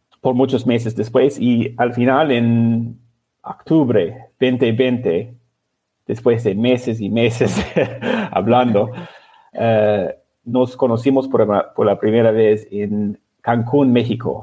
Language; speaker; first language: Spanish; non-native, learner; English